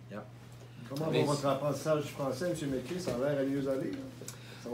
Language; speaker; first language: French; native; French